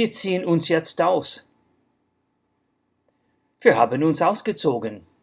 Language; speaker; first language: German; non-native, fluent; English